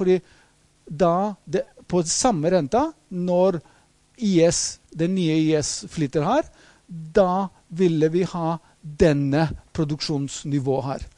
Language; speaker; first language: Norwegian; non-native, fluent; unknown